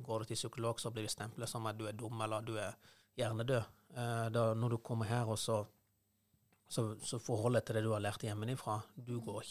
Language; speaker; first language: Norwegian; non-native, fluent; Persian